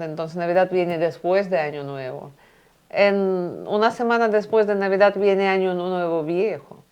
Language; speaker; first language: Spanish; non-native, fluent; Russian